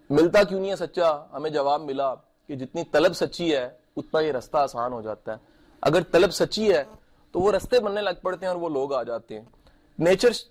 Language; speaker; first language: Urdu; native; Urdu